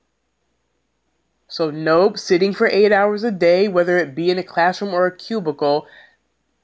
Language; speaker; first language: English; native; English